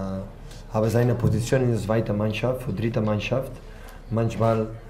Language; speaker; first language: German; non-native, learner; Spanish